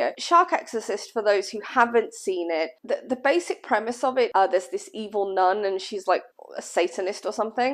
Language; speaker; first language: English; native; English